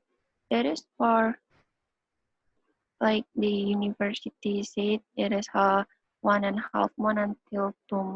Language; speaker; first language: English; non-native, learner; Indonesian